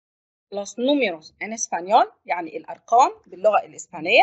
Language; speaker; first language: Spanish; non-native, fluent; Arabic